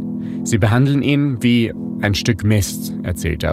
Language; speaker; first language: German; native; German